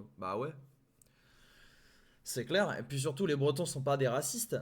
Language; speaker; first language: French; native; French